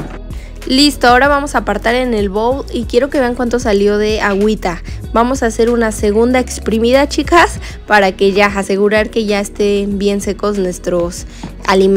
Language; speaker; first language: Spanish; native; Spanish